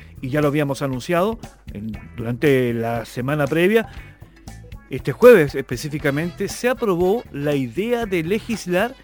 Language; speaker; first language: Spanish; native; Spanish